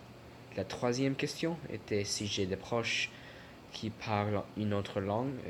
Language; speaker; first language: French; non-native, learner; English